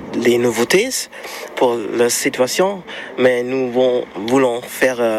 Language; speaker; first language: French; non-native, learner; German